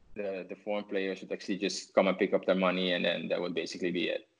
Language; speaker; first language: English; non-native, fluent; Dutch